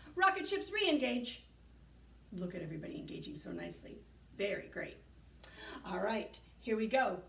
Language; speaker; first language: English; native; English